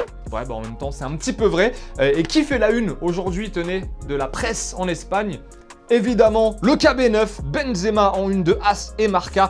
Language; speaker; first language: French; native; French